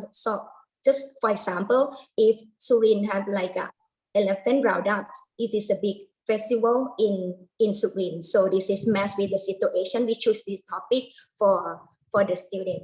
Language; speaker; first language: English; non-native, learner; Thai